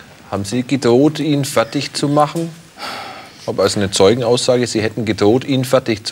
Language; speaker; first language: German; native; German